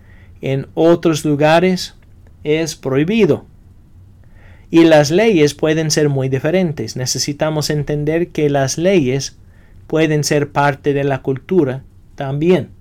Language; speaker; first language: Spanish; non-native, fluent; English